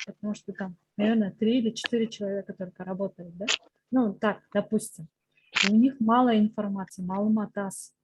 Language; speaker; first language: Russian; non-native, local second language; Kyrgyz